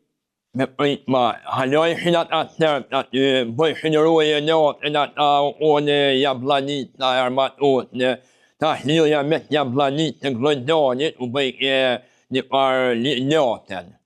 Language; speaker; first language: Albanian; native; Albanian